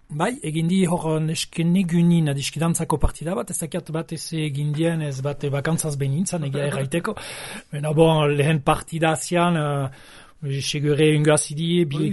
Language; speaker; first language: Basque; native; Basque